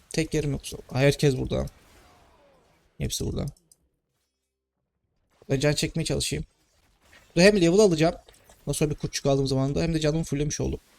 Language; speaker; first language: Turkish; native; Turkish